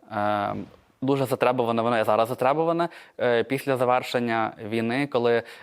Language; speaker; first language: Ukrainian; native; Ukrainian